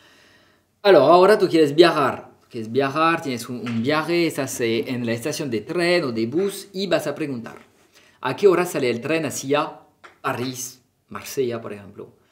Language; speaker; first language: Spanish; non-native, fluent; French